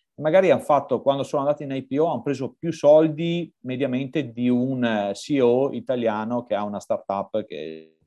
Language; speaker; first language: Italian; native; Italian